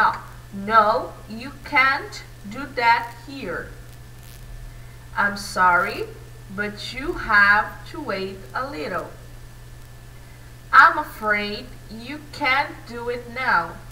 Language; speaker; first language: English; non-native, fluent; Portuguese